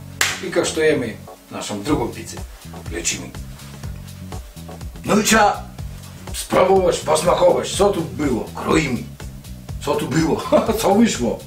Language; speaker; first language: Polish; non-native, learner; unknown